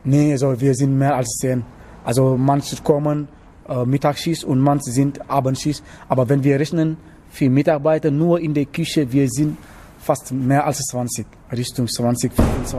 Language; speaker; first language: German; non-native, learner; Wolof